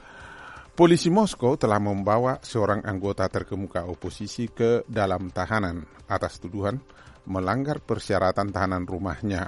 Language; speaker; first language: Indonesian; native; Indonesian